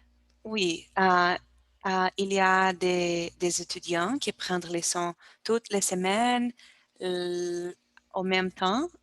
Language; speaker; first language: French; non-native, learner; Portuguese